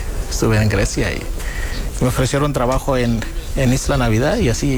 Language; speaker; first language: Spanish; non-native, fluent; Greek